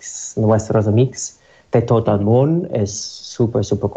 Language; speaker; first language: Catalan; non-native, learner; English